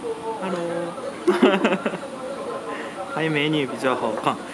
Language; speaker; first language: Chinese; non-native, learner; Japanese